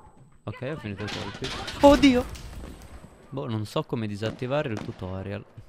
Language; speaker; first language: Italian; native; Italian